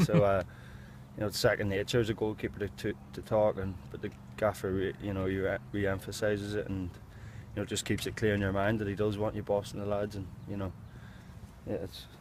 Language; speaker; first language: English; native; English